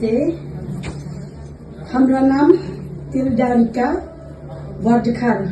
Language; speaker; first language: Hindi; non-native, local second language; Khasi